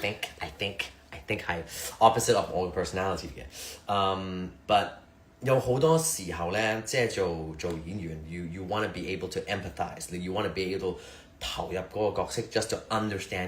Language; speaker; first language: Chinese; early bilingual, heritage; Cantonese